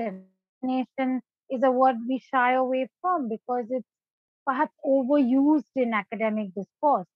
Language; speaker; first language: English; non-native, local second language; Bangla